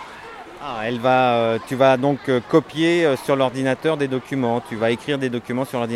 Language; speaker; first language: French; native; French